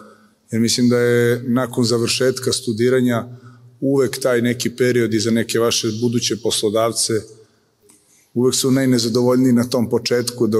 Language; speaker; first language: Serbian; native; Serbian